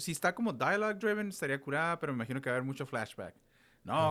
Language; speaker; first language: Spanish; native; Spanish